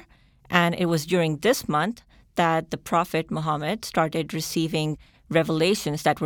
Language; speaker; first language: English; non-native, local second language; Urdu